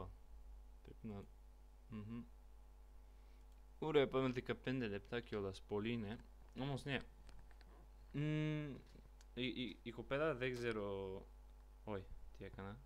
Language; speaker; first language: Greek; non-native, learner; Bulgarian